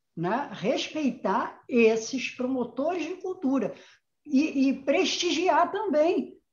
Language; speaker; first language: Portuguese; native; Portuguese